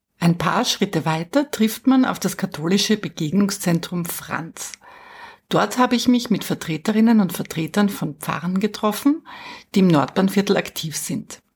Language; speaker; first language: German; native; German